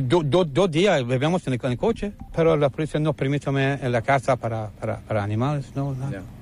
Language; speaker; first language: Spanish; non-native, learner; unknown